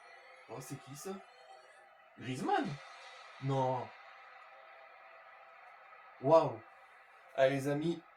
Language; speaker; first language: French; native; French